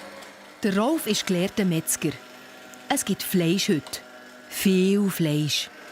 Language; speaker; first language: German; native; German